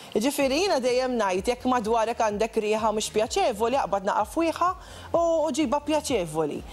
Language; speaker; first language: Maltese; native; Maltese